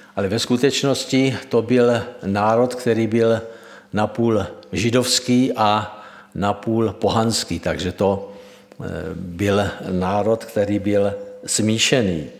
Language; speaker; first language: Czech; native; Czech